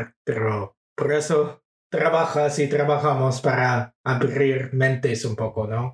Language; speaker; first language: Spanish; non-native, fluent; English